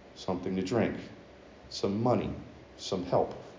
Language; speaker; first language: English; native; English